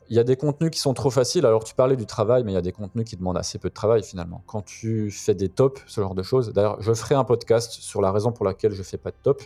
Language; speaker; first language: French; native; French